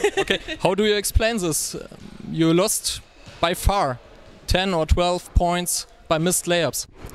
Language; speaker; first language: English; non-native, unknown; German